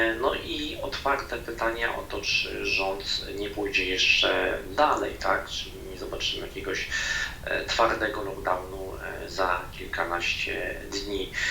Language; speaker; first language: Polish; native; Polish